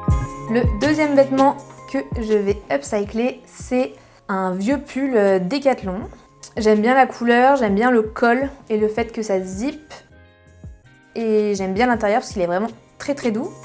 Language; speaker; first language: French; native; French